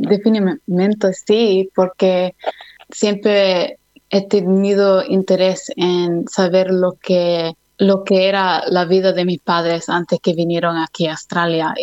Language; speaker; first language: Spanish; early bilingual, other home language; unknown